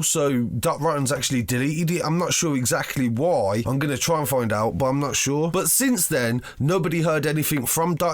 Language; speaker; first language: English; native; English